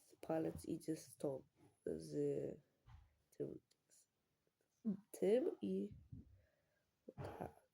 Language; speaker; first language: Polish; early bilingual, heritage; Polish